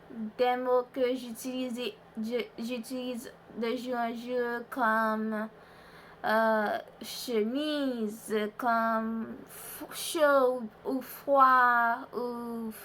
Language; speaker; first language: French; non-native, learner; Haitian Creole